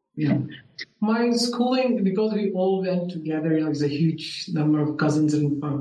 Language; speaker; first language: English; non-native, local second language; Urdu